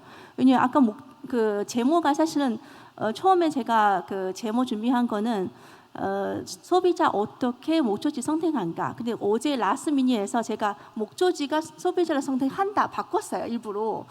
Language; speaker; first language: Korean; non-native, fluent; Chinese